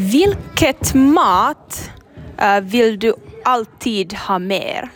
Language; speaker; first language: Swedish; non-native, fluent; Finnish